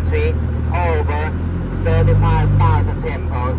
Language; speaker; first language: English; non-native, fluent; Thai